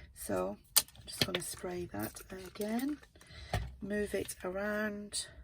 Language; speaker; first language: English; native; English